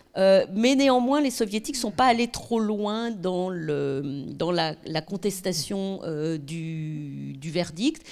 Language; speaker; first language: French; native; French